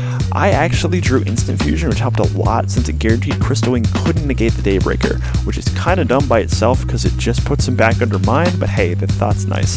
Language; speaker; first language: English; native; English